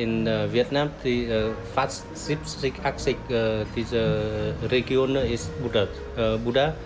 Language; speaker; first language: German; non-native, learner; Vietnamese